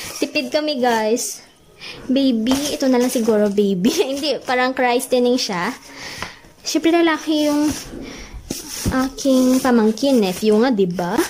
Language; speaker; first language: Filipino; non-native, local second language; Cebuano